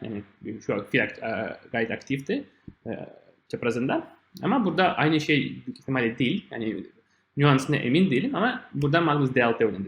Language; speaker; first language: Turkish; non-native, fluent; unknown